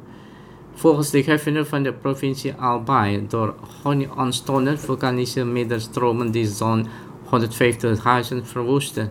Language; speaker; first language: Dutch; non-native, fluent; Indonesian